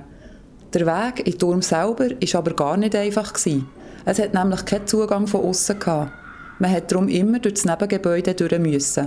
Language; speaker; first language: German; native; German